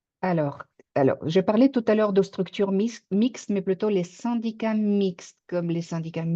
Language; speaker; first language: French; native; French